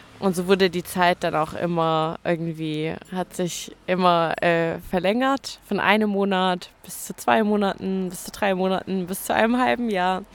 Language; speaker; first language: German; native; German